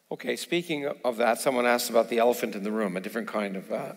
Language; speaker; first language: English; native; English